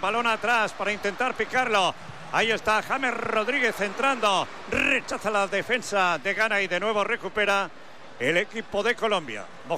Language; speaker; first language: Spanish; native; Spanish